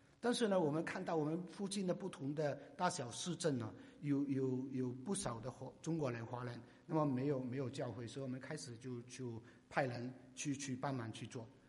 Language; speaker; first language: Chinese; non-native, local second language; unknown